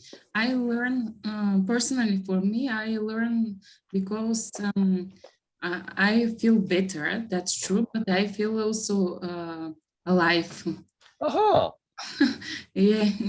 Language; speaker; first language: English; non-native, learner; Bulgarian